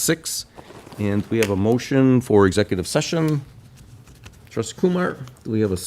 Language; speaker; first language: English; native; English